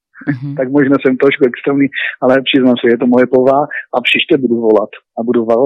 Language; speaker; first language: Czech; non-native, learner; Hebrew